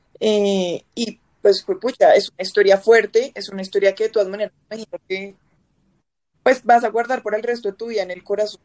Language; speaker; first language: Spanish; native; Spanish